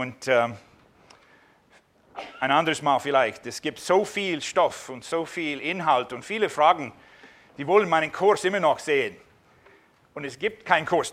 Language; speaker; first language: German; non-native, fluent; English